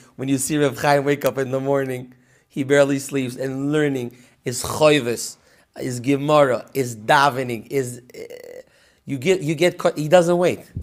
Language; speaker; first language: English; early bilingual, other home language; Hebrew